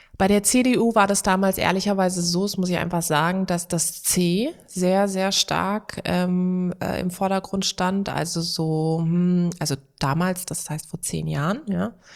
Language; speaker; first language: German; early bilingual, other home language; Turkish